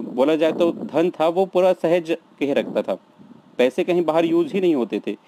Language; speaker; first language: Hindi; native; Hindi